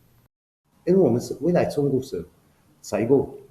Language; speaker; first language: Chinese; non-native, fluent; Arabic